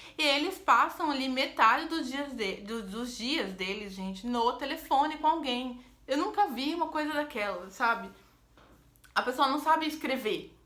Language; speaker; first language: Portuguese; native; Portuguese